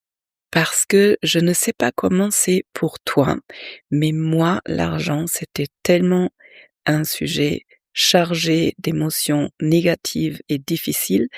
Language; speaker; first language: French; native; French